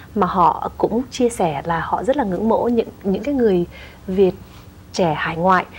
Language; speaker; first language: Vietnamese; native; Vietnamese